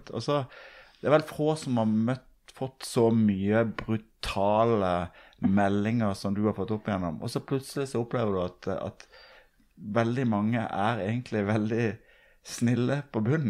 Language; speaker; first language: Norwegian; native; Norwegian